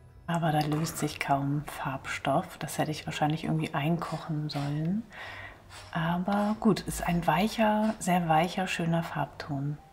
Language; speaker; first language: German; native; German